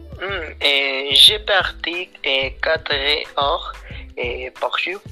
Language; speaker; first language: French; non-native, learner; Spanish